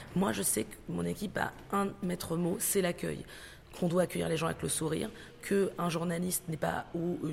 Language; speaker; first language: French; native; French